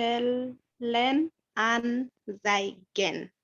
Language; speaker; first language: German; non-native, learner; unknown